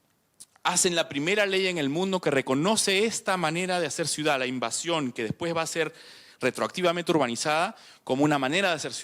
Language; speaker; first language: Spanish; native; Spanish